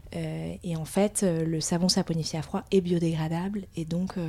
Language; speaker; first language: French; native; French